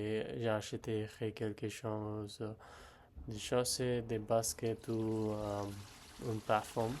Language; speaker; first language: French; non-native, learner; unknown